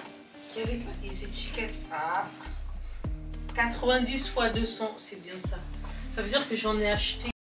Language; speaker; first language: French; native; French